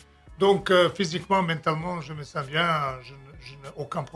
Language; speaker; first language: French; non-native, fluent; Serbian